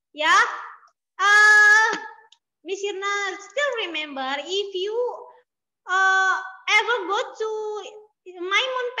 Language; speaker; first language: English; non-native, learner; Indonesian